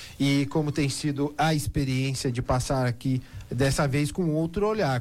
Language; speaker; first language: Portuguese; native; Portuguese